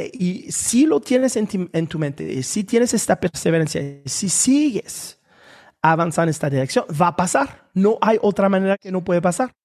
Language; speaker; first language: Spanish; non-native, fluent; French